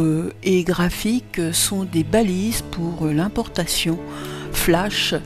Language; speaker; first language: French; native; French